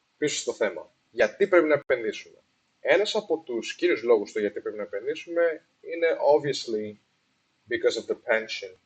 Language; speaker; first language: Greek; early bilingual, heritage; Greek